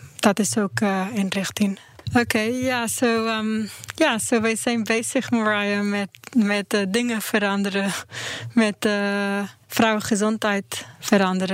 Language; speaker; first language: Dutch; non-native, learner; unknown